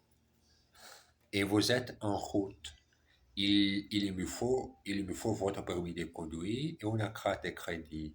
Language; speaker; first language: French; non-native, learner; German